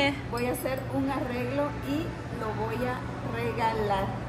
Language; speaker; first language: Spanish; native; Spanish